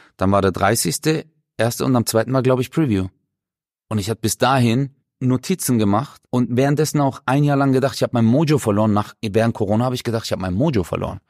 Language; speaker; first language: German; early bilingual, other home language; Turkish